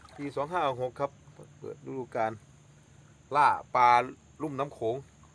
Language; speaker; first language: Thai; native; Thai